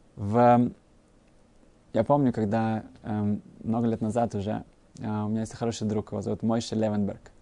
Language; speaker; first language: Russian; early bilingual, heritage; Russian